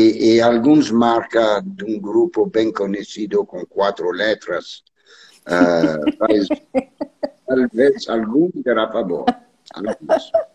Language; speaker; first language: Portuguese; non-native, learner; French